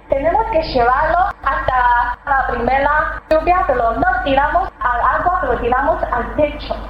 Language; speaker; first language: Spanish; non-native, fluent; Chinese